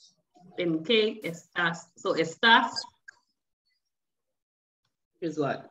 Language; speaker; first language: Spanish; non-native, learner; English